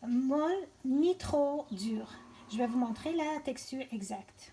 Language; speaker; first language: French; non-native, learner; Persian